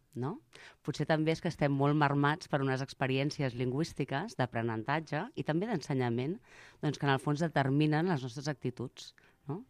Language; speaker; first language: Catalan; native; Catalan